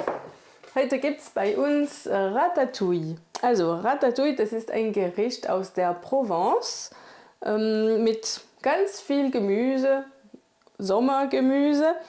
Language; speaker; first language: German; non-native, fluent; French